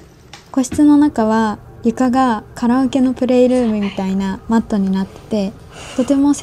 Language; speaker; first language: Japanese; native; Japanese